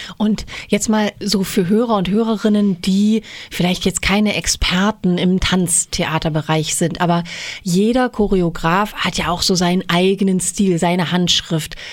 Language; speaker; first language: German; native; German